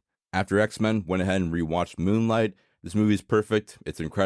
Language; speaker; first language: English; native; English